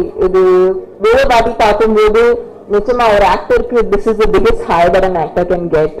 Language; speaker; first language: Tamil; non-native, learner; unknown